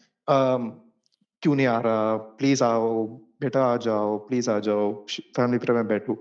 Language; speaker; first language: Hindi; non-native, local second language; Malayalam